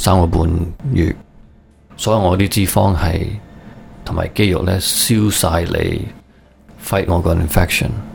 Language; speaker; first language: Cantonese; early bilingual, heritage; Cantonese